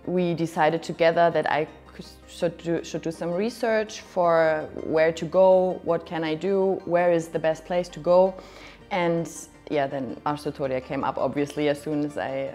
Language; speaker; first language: English; non-native, fluent; German